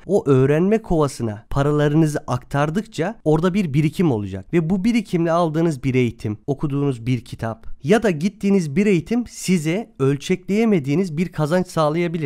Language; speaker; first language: Turkish; native; Turkish